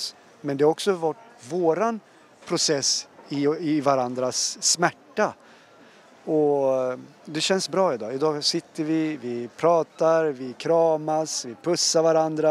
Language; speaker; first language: Swedish; early bilingual, other home language; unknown